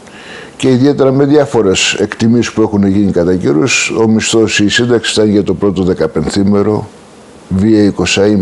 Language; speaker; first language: Greek; native; Greek